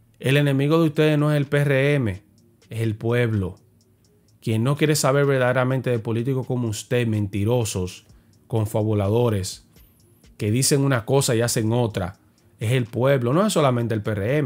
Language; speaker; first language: Spanish; native; Spanish